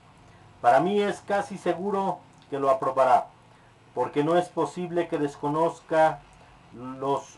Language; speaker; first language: Spanish; native; Spanish